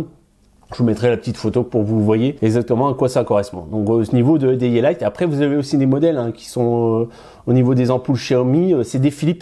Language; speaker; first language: French; native; French